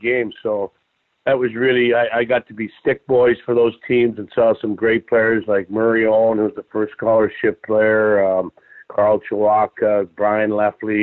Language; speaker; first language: English; native; English